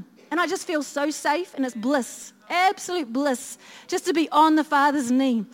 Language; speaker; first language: English; native; English